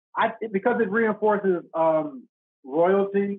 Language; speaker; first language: English; native; English